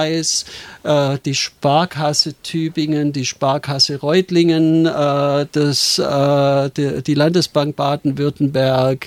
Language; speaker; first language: German; native; German